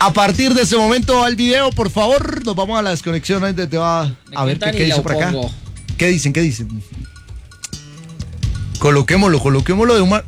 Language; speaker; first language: Spanish; native; Spanish